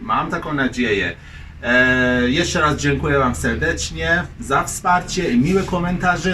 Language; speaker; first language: Polish; non-native, learner; Persian